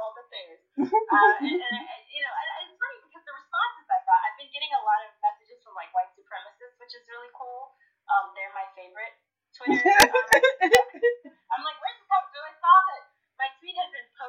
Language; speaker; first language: English; native; English